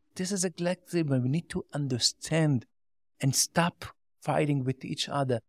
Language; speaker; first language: English; non-native, learner; Yiddish